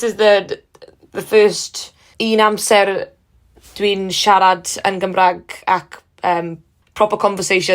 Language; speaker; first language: Welsh; non-native, learner; English